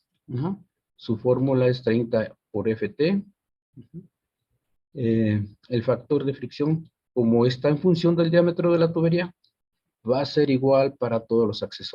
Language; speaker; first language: Spanish; native; Spanish